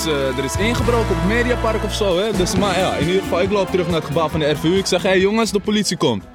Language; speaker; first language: Dutch; native; Dutch